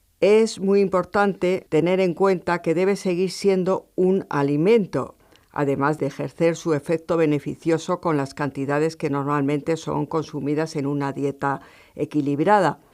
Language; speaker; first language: Spanish; native; Spanish